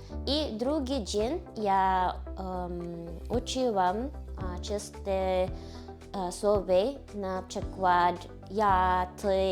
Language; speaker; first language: Polish; non-native, learner; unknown